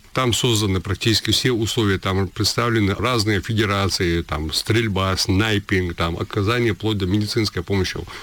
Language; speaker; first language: Russian; non-native, local second language; Chechen